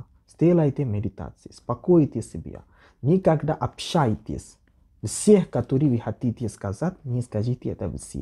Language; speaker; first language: Russian; non-native, learner; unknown